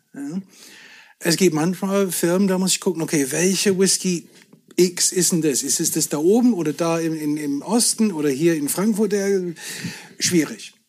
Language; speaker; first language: German; non-native, fluent; English